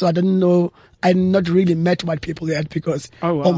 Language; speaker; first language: English; non-native, local second language; Xhosa